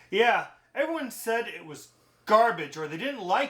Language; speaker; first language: English; native; English